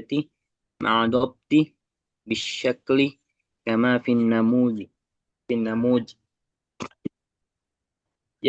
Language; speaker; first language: Arabic; non-native, learner; Indonesian